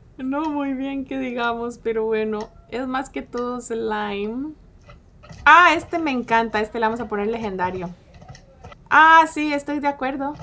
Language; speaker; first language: Spanish; early bilingual, heritage; Spanish